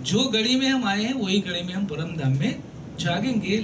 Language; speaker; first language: Hindi; non-native, local second language; Gujarati